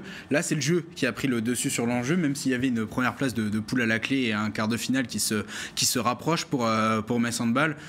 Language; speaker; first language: French; native; French